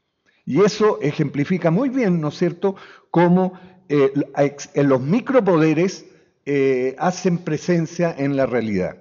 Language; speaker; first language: Spanish; native; Spanish